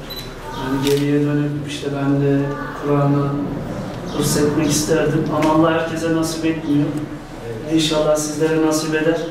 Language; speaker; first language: Turkish; native; Turkish